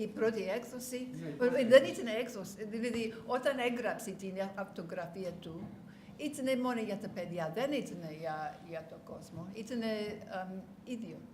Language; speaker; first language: Greek; non-native, learner; English